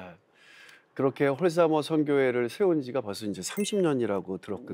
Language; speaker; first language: Korean; native; Korean